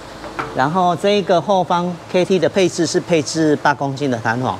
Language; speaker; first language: Chinese; native; Chinese